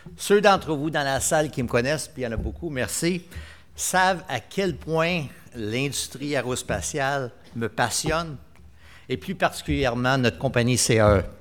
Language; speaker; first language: French; native; French